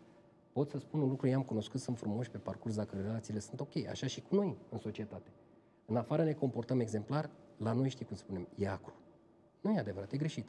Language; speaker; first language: Romanian; native; Romanian